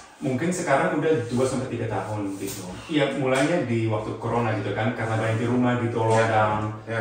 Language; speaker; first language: Indonesian; non-native, fluent; Dutch